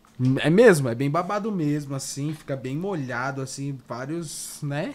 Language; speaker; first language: Portuguese; native; Portuguese